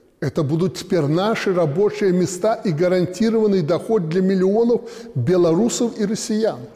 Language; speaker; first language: Russian; native; Russian